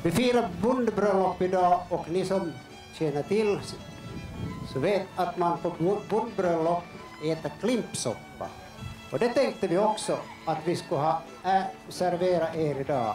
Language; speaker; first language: Swedish; native; Swedish